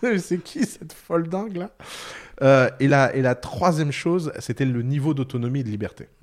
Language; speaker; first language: French; early bilingual, other home language; Arabic